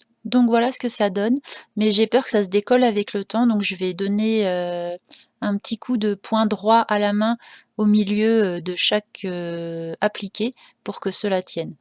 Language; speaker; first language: French; native; French